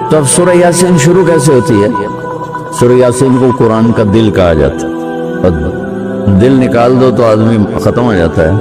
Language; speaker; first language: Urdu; non-native, local second language; Saraiki